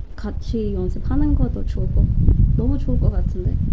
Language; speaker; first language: Korean; non-native, learner; English